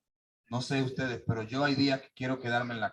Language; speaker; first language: Spanish; native; Spanish